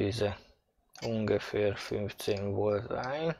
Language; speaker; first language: German; non-native, fluent; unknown